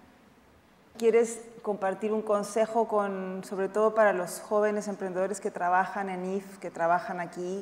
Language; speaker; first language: Spanish; native; Spanish